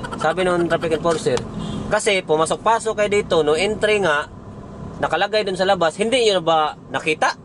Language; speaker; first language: Filipino; non-native, local second language; Cebuano